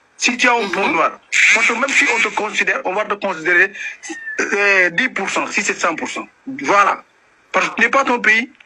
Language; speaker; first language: French; non-native, local second language; Wolof